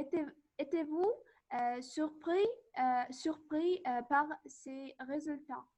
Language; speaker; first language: French; non-native, learner; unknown